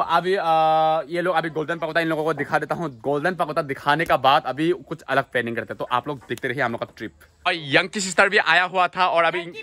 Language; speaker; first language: Hindi; non-native, local second language; Assamese